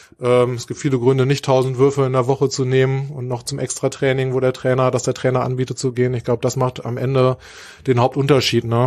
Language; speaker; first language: German; native; German